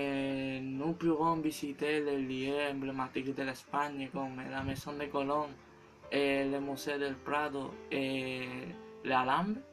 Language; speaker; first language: French; non-native, learner; Spanish